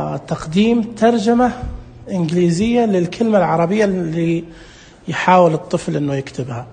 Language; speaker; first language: Arabic; native; Arabic